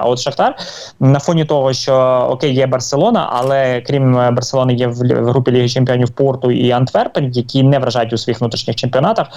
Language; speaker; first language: Ukrainian; native; Ukrainian